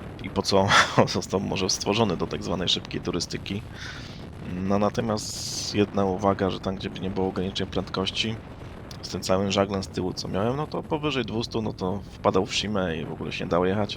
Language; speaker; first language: Polish; native; Polish